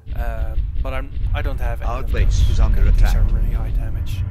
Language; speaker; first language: English; non-native, fluent; Dutch